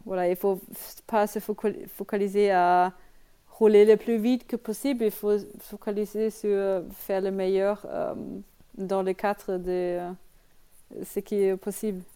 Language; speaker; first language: French; non-native, learner; German